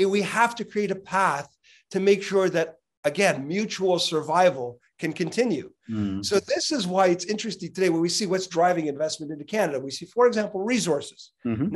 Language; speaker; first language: English; native; English